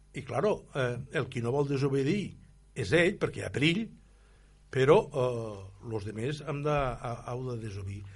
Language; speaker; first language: Catalan; native; Catalan